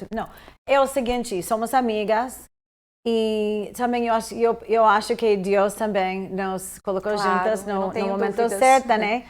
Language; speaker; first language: Portuguese; non-native, fluent; English